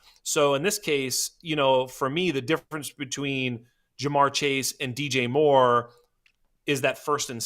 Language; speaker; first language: English; native; English